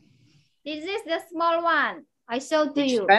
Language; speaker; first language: English; non-native, learner; Indonesian